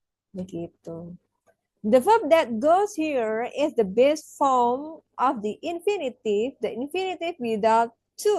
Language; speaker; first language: English; non-native, fluent; Indonesian